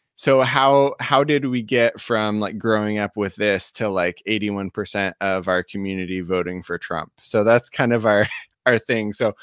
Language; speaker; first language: English; native; English